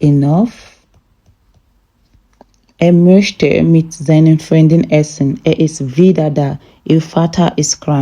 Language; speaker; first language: German; non-native, fluent; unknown